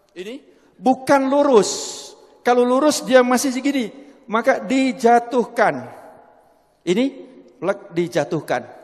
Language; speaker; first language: Indonesian; non-native, local second language; Javanese